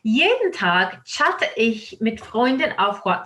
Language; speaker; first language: German; non-native, fluent; English